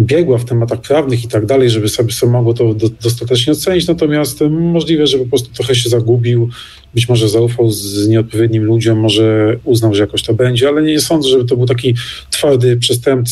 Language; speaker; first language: Polish; native; Polish